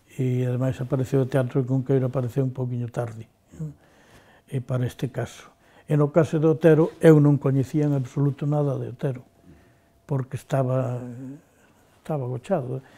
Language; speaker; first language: Galician; native; Galician